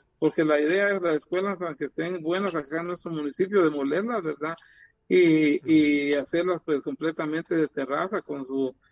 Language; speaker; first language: Spanish; native; Spanish